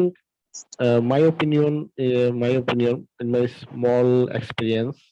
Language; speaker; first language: English; non-native, learner; Bangla